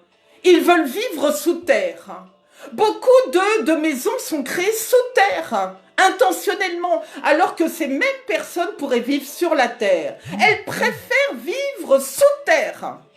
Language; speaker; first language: French; native; French